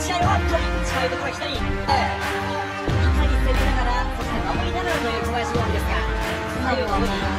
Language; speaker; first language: Japanese; native; Japanese